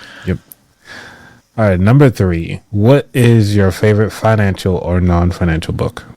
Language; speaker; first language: English; native; English